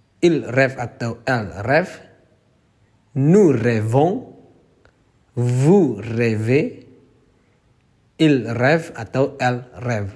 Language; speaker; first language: French; non-native, fluent; Indonesian